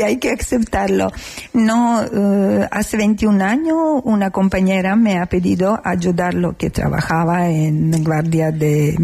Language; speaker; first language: Spanish; non-native, learner; Serbian